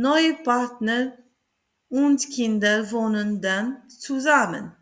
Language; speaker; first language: German; non-native, learner; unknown